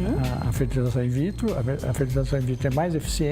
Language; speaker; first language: Portuguese; native; Portuguese